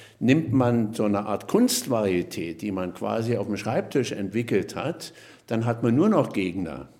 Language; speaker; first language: German; native; German